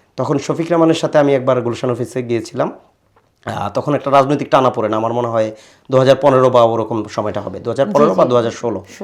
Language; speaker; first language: Bangla; native; Bangla